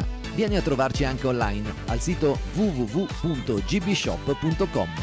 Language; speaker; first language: Italian; native; Italian